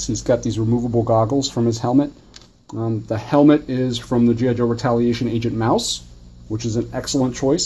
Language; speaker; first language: English; native; English